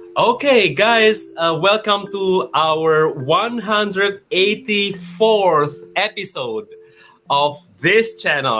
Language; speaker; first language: English; non-native, fluent; Indonesian